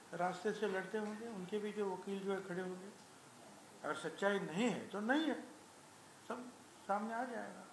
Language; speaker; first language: Hindi; non-native, local second language; Marathi